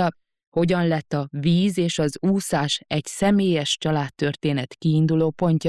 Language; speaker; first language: Hungarian; native; Hungarian